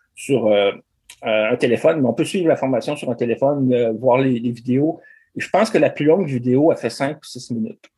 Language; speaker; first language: French; native; French